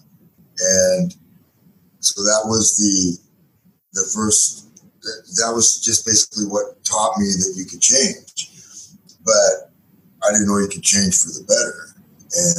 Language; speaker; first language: English; native; English